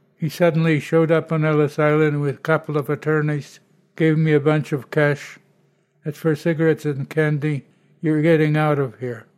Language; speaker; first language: English; non-native, fluent; Polish